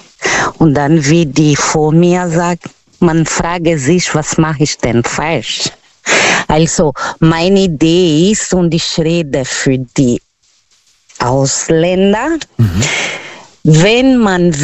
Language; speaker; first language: German; non-native, learner; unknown